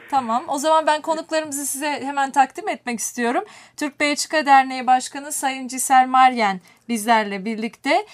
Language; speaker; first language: Turkish; native; Turkish